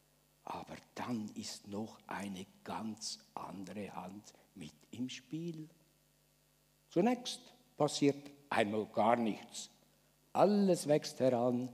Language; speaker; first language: German; native; German